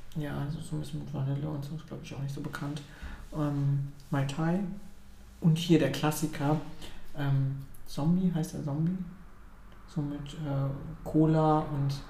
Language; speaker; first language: German; early bilingual, other home language; Ukrainian